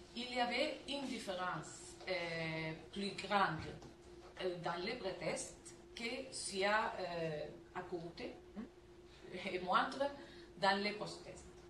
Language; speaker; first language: French; non-native, learner; Spanish